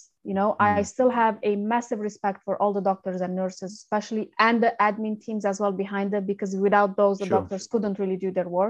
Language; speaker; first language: English; non-native, fluent; Romanian